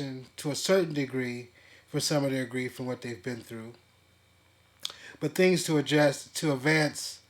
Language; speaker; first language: English; native; English